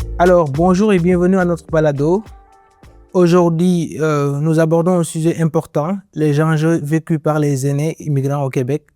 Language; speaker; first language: French; native; French